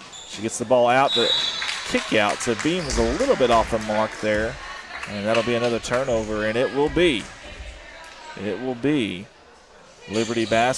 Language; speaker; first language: English; native; English